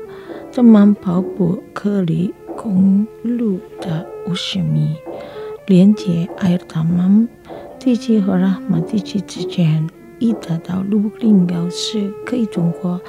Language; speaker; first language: Chinese; non-native, learner; Indonesian